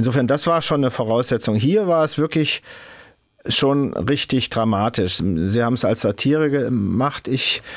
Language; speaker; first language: German; native; German